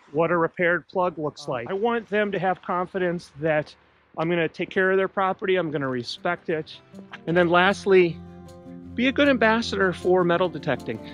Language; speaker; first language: English; native; English